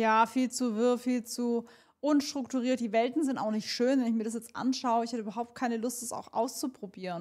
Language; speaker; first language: German; native; German